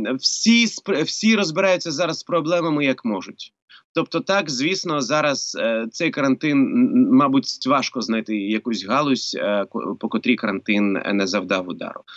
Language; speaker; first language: Ukrainian; native; Ukrainian